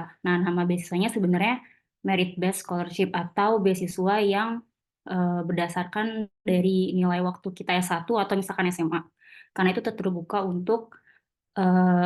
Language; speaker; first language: Indonesian; native; Indonesian